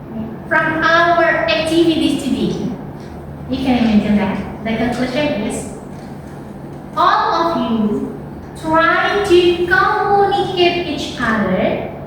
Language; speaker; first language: English; non-native, fluent; Indonesian